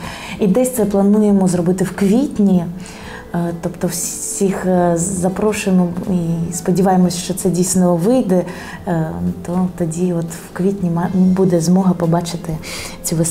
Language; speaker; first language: Ukrainian; native; Ukrainian